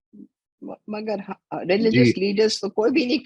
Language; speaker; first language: Urdu; native; Urdu